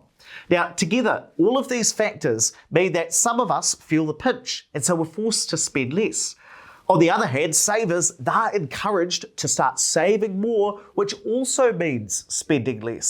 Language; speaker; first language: English; native; English